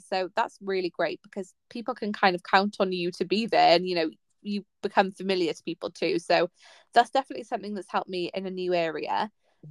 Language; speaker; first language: English; native; English